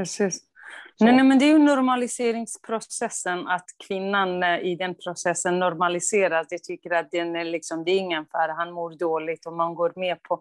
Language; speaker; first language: Swedish; non-native, fluent; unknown